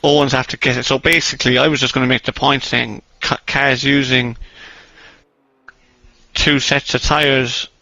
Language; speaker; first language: English; native; English